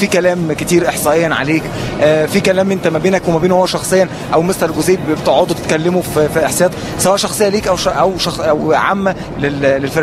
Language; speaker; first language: Arabic; native; Arabic